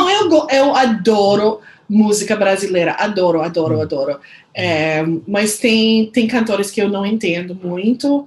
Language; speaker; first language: Portuguese; non-native, fluent; English